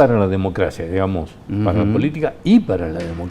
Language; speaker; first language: Spanish; native; Spanish